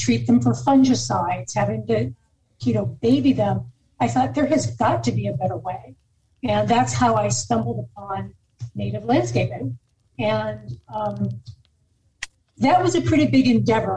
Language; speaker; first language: English; native; English